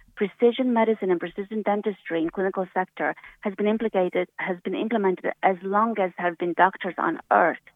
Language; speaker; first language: English; early bilingual, other home language; Romanian